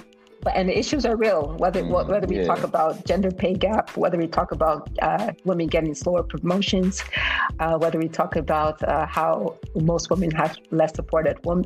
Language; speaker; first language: English; native; English